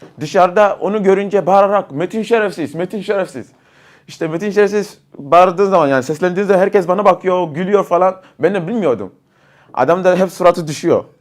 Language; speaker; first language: Turkish; non-native, fluent; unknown